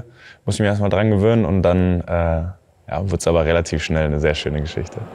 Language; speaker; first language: German; native; German